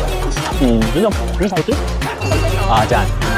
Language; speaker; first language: Chinese; non-native, fluent; Turkish